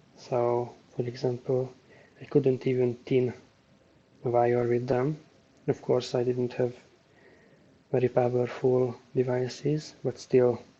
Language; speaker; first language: English; non-native, fluent; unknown